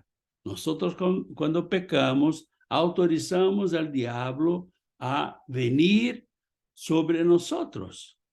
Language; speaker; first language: Spanish; non-native, fluent; Portuguese